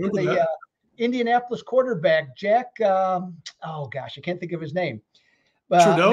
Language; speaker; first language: English; native; English